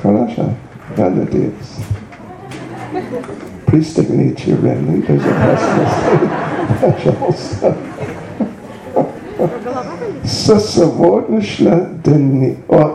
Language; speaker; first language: Russian; non-native, learner; English